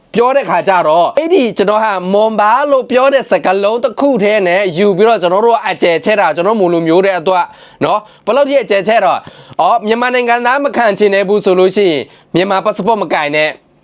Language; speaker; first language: Burmese; non-native, local second language; Mon